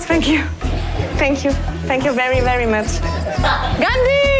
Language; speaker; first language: English; non-native, learner; French